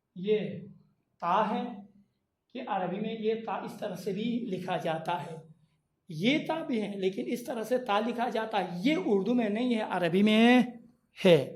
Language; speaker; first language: Urdu; non-native, local second language; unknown